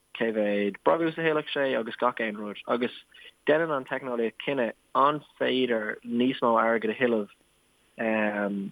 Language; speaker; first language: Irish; non-native, local second language; English